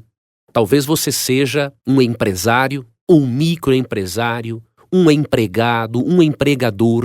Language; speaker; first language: Portuguese; native; Portuguese